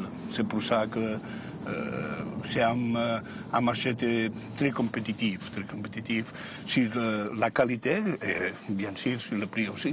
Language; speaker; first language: French; non-native, fluent; Spanish